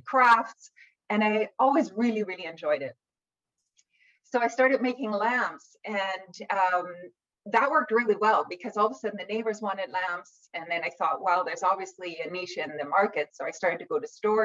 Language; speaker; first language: English; non-native, fluent; German